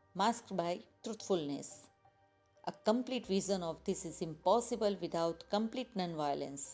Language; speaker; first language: English; non-native, local second language; Gujarati